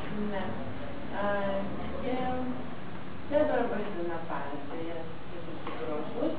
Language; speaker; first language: Greek; non-native, learner; Russian